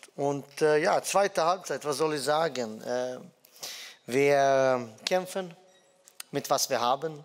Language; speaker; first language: German; non-native, fluent; Dutch